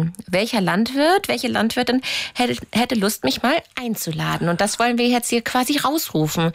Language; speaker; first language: German; native; German